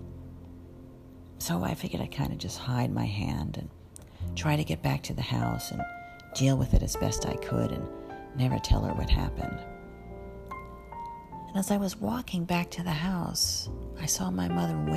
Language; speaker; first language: English; native; English